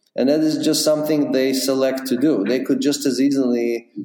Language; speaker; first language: English; non-native, fluent; Russian